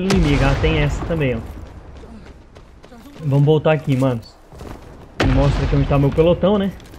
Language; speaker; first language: Portuguese; native; Portuguese